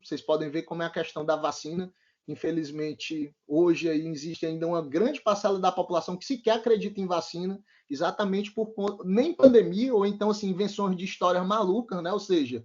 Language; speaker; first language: Portuguese; native; Portuguese